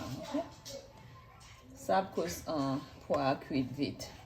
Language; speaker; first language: French; non-native, learner; Haitian Creole